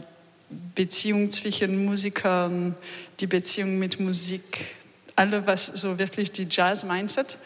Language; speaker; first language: German; non-native, learner; French